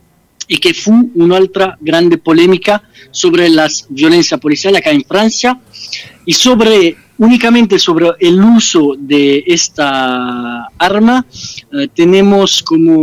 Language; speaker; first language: Spanish; non-native, fluent; French